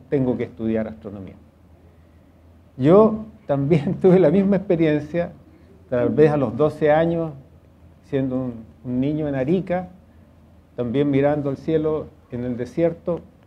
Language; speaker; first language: Spanish; native; Spanish